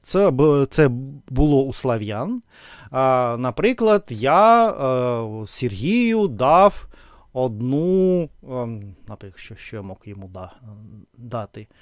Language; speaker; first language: Ukrainian; non-native, learner; Russian